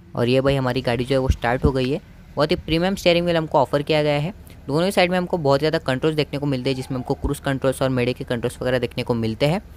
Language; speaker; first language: Hindi; non-native, local second language; Marathi